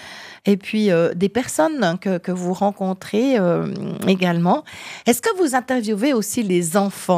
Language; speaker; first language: French; native; French